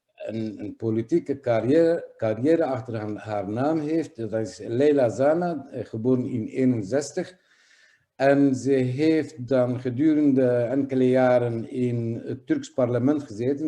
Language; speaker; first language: Dutch; non-native, fluent; Kurdish